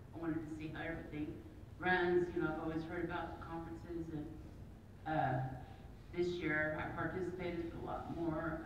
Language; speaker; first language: English; native; English